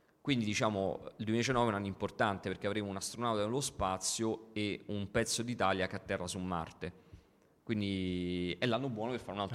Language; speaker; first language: Italian; native; Italian